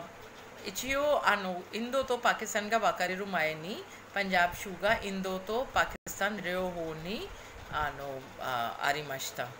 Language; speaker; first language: Japanese; non-native, fluent; Hindi